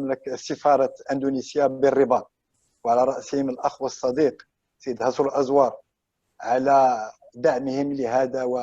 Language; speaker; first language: Arabic; native; Arabic